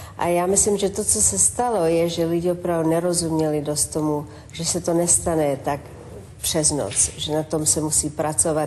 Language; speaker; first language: Czech; early bilingual, heritage; Czech